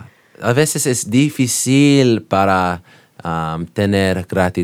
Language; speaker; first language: Spanish; non-native, learner; English